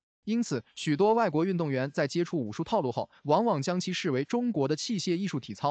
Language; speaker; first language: Chinese; native; Chinese